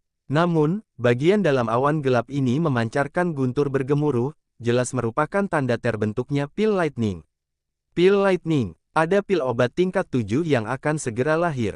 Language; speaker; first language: Indonesian; native; Indonesian